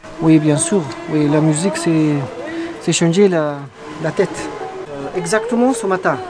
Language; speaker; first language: French; non-native, learner; Arabic